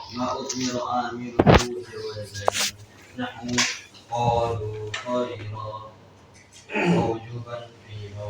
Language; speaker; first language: Arabic; non-native, learner; Indonesian